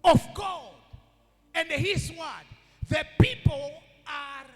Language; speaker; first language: English; non-native, local second language; Swahili